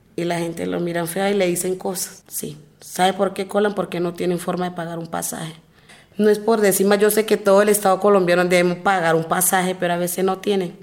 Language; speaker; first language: Spanish; non-native, local second language; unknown